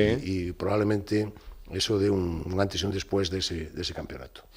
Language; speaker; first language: Spanish; native; Spanish